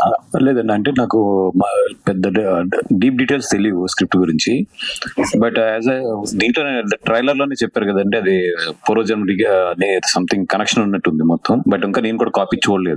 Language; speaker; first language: Telugu; native; Telugu